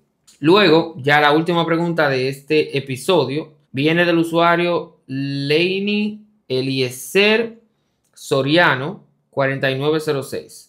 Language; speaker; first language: Spanish; native; Spanish